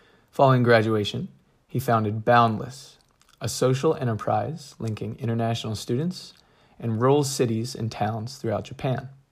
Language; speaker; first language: English; native; English